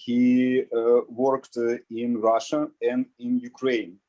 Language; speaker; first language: English; non-native, learner; Ukrainian